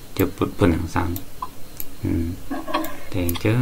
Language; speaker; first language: Chinese; native; Chinese